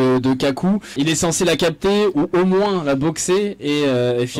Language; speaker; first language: French; native; French